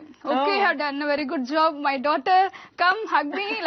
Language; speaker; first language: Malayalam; non-native, learner; Tamil